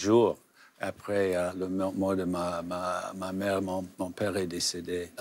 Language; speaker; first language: French; non-native, fluent; English